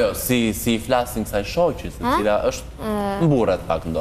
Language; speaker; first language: Albanian; native; Albanian